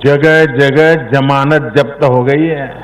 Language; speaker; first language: Hindi; non-native, local second language; Gujarati